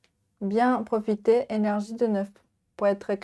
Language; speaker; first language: French; non-native, learner; Japanese